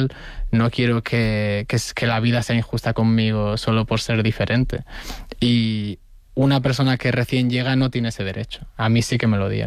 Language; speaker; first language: Spanish; native; Spanish